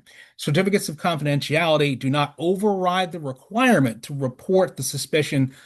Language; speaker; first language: English; native; English